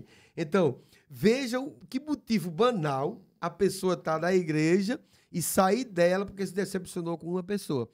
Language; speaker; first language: Portuguese; native; Portuguese